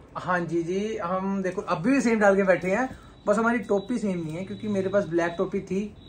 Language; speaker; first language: Hindi; native; Hindi